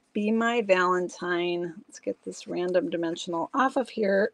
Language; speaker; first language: English; native; English